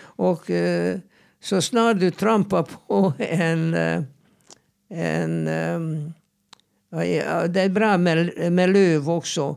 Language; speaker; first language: Swedish; non-native, fluent; Hungarian